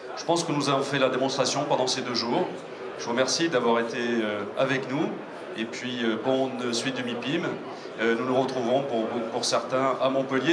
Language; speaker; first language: French; native; French